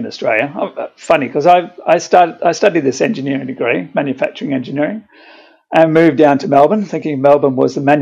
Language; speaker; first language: English; native; English